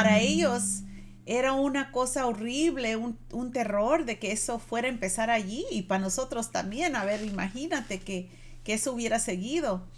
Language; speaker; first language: Spanish; native; Spanish